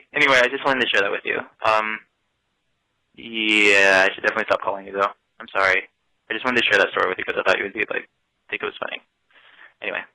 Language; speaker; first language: English; native; English